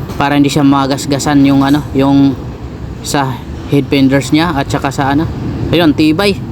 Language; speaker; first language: Filipino; native; Filipino